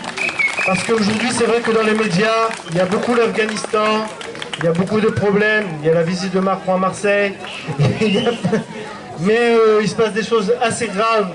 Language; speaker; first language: French; native; French